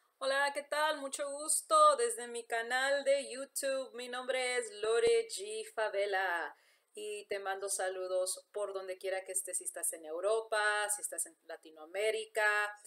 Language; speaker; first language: Spanish; early bilingual, heritage; English